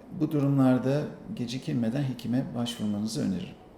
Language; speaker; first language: Turkish; native; Turkish